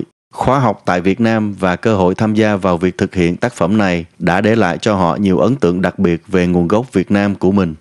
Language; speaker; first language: Vietnamese; native; Vietnamese